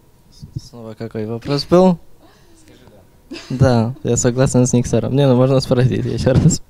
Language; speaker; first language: Russian; non-native, learner; Polish